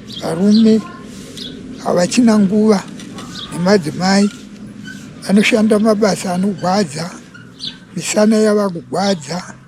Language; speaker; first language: Shona; non-native, local second language; Venda